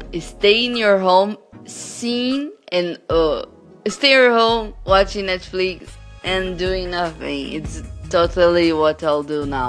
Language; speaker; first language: English; non-native, learner; Portuguese